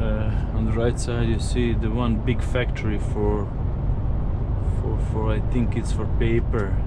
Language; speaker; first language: English; non-native, learner; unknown